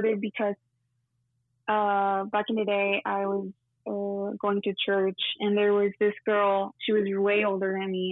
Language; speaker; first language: English; non-native, fluent; Spanish